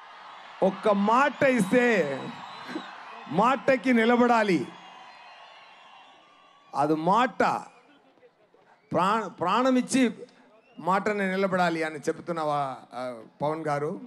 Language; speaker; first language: Telugu; non-native, fluent; Tamil